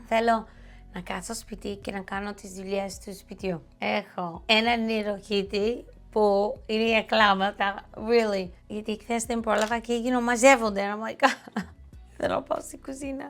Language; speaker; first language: Greek; early bilingual, heritage; Greek